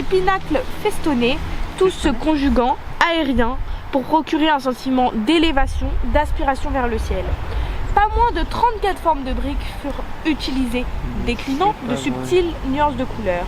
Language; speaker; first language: French; native; French